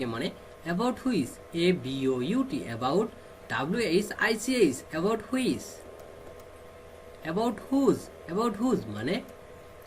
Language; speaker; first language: English; non-native, fluent; Bangla